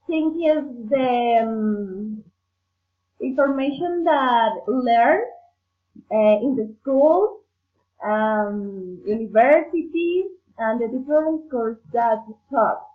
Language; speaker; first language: English; non-native, learner; Spanish